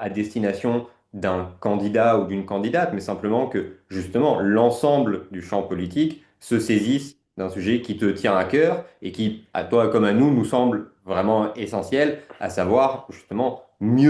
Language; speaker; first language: French; native; French